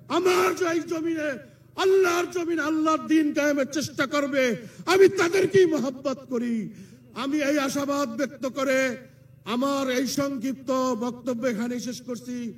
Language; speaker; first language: Bangla; native; Bangla